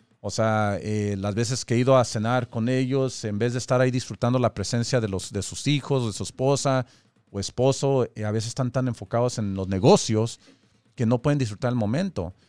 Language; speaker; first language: Spanish; early bilingual, heritage; Spanish